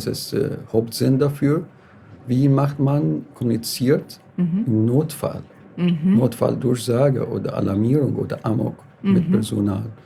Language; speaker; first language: German; non-native, fluent; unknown